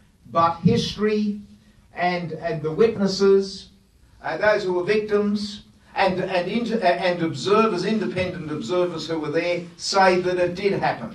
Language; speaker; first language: English; native; English